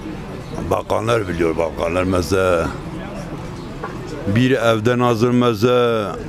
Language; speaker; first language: Turkish; non-native, local second language; Kurdish